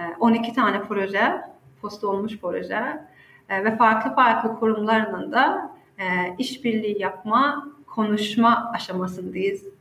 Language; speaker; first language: Turkish; non-native, fluent; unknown